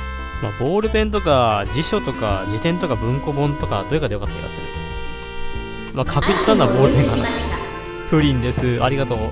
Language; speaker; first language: Japanese; native; Japanese